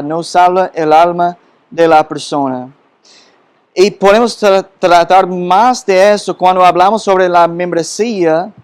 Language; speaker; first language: Spanish; non-native, fluent; English